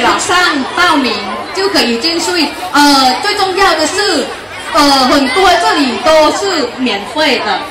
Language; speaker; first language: Chinese; non-native, learner; Thai